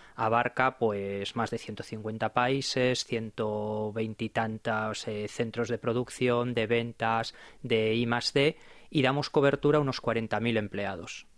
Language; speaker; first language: Spanish; native; Spanish